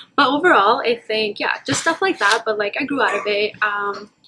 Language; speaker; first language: English; early bilingual, other home language; Punjabi